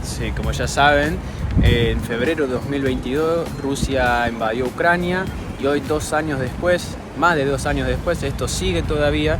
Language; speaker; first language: Spanish; native; Spanish